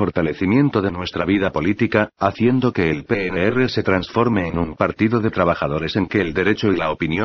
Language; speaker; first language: Spanish; native; Spanish